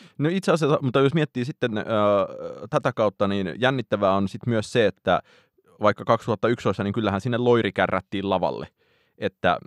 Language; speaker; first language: Finnish; native; Finnish